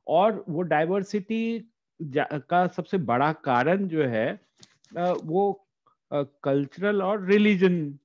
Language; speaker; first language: Hindi; native; Hindi